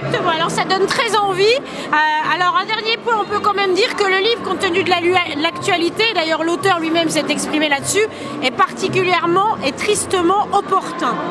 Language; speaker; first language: French; native; French